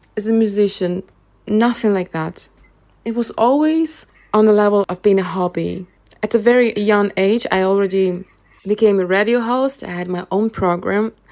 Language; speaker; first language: English; non-native, fluent; Russian